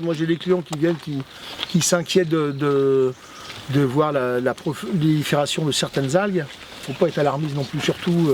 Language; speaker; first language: French; native; French